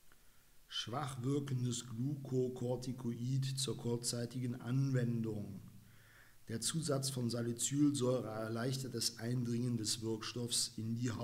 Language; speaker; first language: German; native; German